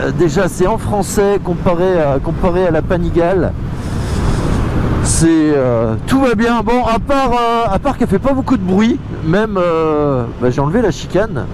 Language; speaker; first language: French; native; French